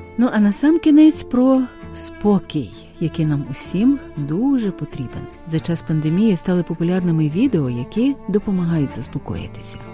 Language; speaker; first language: Ukrainian; native; Ukrainian